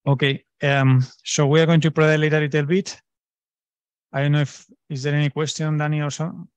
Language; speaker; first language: English; non-native, fluent; Spanish